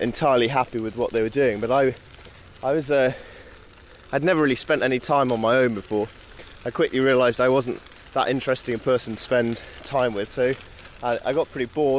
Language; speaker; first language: English; native; English